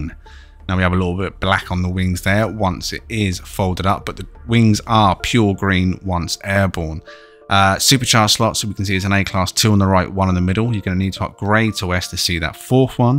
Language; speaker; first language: English; native; English